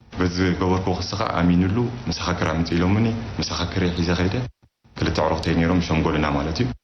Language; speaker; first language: Tigrinya; native; Tigrinya